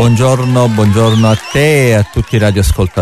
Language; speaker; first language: Italian; native; Italian